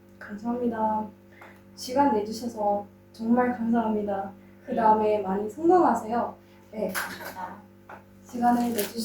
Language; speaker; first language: Korean; non-native, learner; Kyrgyz